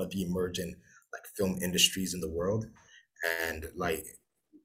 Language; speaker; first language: English; non-native, local second language; Akan